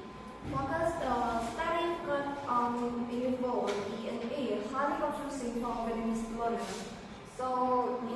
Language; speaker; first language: English; non-native, learner; Vietnamese